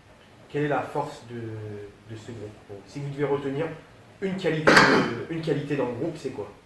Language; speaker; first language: French; native; French